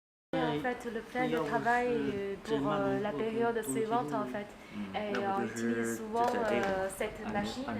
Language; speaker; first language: French; non-native, fluent; Chinese